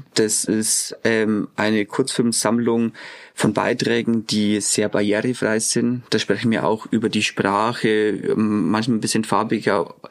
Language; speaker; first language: German; native; German